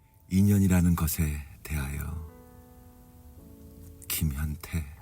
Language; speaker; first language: Korean; native; Korean